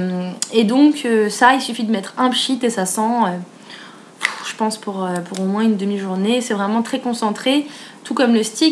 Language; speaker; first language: French; native; French